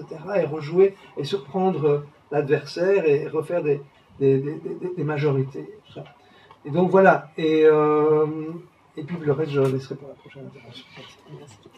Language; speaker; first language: French; native; French